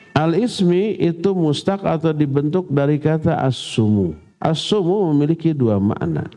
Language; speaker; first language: Malay; non-native, local second language; Sundanese